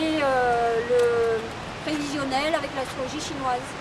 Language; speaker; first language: French; native; French